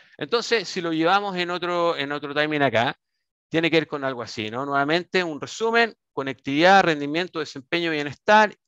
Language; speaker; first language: Spanish; native; Spanish